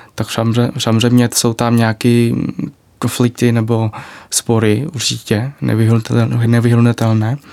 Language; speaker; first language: Czech; non-native, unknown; Vietnamese